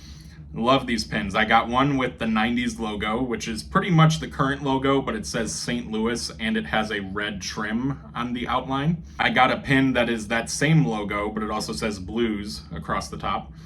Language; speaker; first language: English; native; English